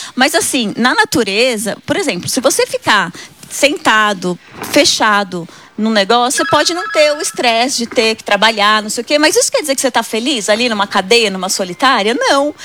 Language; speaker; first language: Portuguese; native; Portuguese